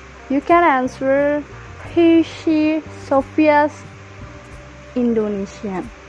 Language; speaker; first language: English; non-native, learner; Indonesian